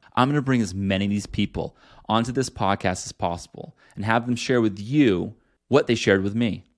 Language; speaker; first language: English; native; English